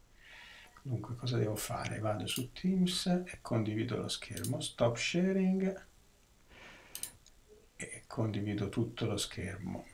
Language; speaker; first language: Italian; native; Italian